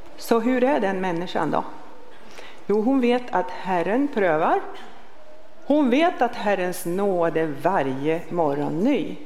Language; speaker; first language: Swedish; native; Swedish